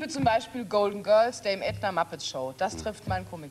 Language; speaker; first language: German; native; German